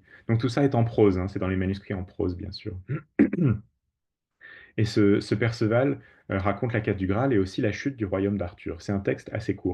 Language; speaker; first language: French; native; French